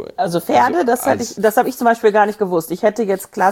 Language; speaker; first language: German; native; German